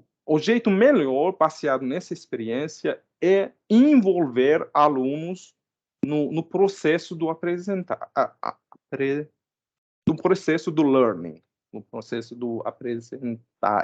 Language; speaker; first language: Portuguese; non-native, fluent; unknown